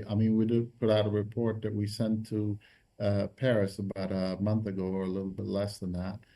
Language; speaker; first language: English; non-native, fluent; Arabic